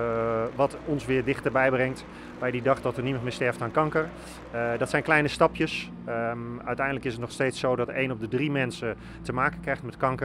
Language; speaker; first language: Dutch; native; Dutch